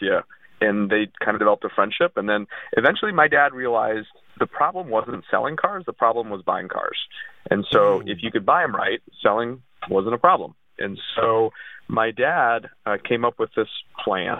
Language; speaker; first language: English; early bilingual, other home language; Russian